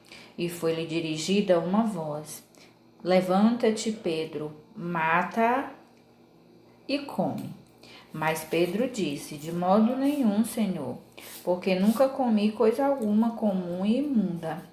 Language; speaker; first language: Portuguese; native; Portuguese